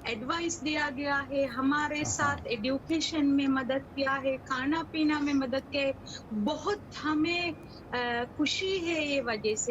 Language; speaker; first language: Hindi; non-native, learner; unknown